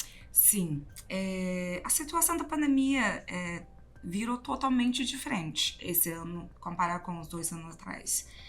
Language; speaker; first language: Portuguese; non-native, fluent; Chinese